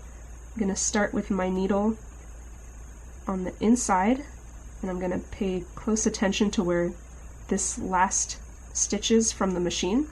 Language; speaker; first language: English; native; English